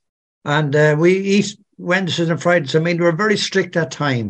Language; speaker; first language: English; native; English